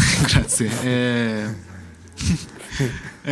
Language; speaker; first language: Italian; non-native, learner; Japanese